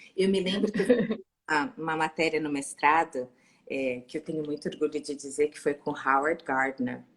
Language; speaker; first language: Portuguese; native; Portuguese